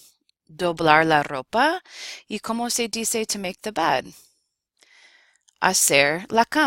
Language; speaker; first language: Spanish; non-native, fluent; English